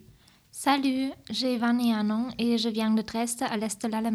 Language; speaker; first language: French; non-native, fluent; German